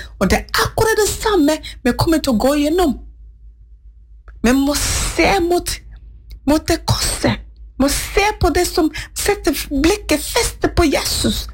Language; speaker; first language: Norwegian; non-native, fluent; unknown